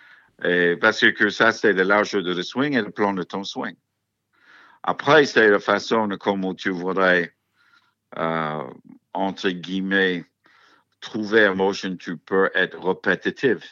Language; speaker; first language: French; non-native, fluent; English